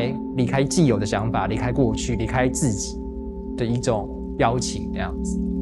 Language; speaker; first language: Chinese; native; Chinese